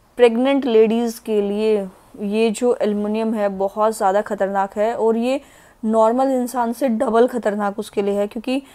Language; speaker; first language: Hindi; native; Hindi